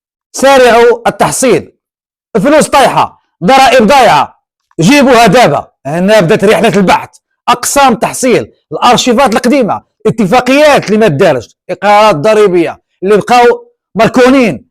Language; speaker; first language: Arabic; native; Arabic